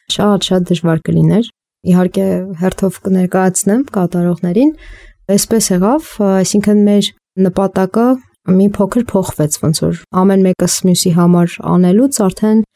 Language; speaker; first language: Armenian; native; Armenian